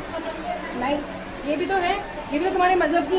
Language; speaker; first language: Hindi; native; Hindi